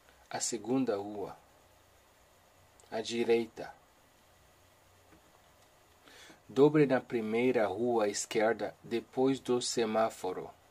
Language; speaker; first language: Portuguese; non-native, learner; Haitian Creole